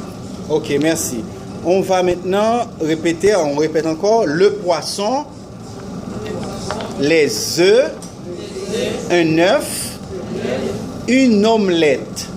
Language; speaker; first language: French; non-native, fluent; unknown